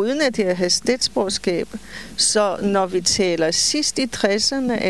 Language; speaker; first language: Danish; non-native, fluent; Polish